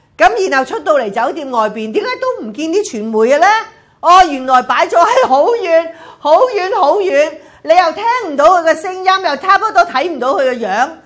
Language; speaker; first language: Cantonese; native; Cantonese